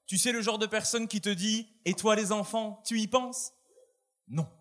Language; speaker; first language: French; native; French